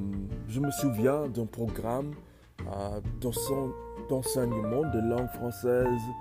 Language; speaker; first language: French; non-native, learner; English